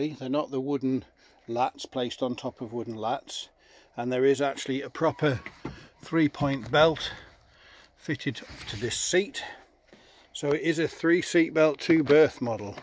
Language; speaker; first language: English; native; English